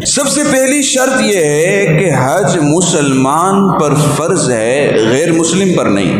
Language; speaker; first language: Urdu; native; Urdu